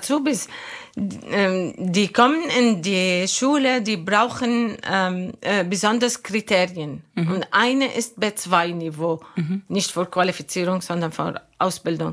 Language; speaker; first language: German; non-native, learner; Arabic